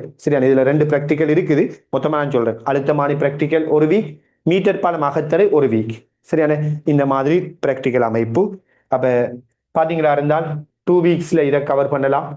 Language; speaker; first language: Tamil; native; Tamil